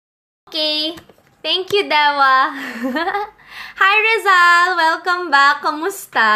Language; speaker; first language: English; non-native, local second language; Filipino